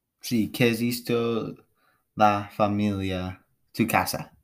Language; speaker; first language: Spanish; non-native, learner; English